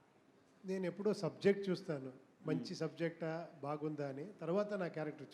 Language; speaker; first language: Telugu; non-native, local second language; Kannada